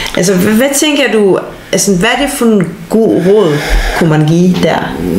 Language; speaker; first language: Danish; non-native, fluent; Ukrainian